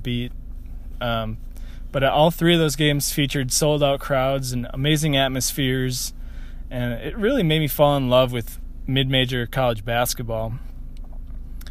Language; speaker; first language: English; native; English